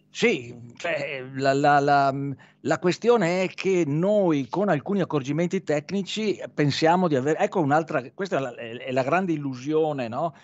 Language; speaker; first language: Italian; native; Italian